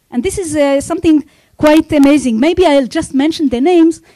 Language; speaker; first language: English; non-native, fluent; Hebrew